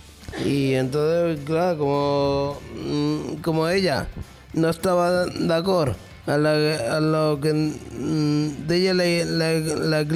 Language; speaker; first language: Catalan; non-native, local second language; Spanish